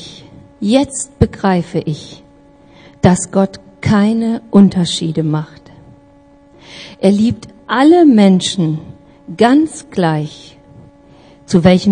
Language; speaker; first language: German; native; German